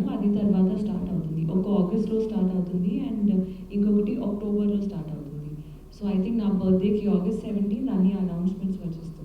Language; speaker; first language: Telugu; non-native, learner; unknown